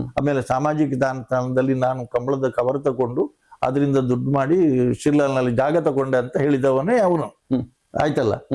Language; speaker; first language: Kannada; non-native, local second language; Tulu